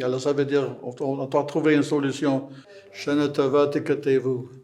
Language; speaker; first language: French; non-native, fluent; English